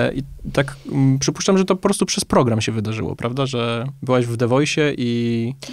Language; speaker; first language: Polish; native; Polish